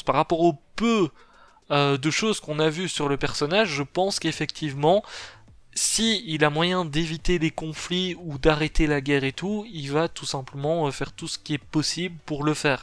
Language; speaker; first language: French; native; French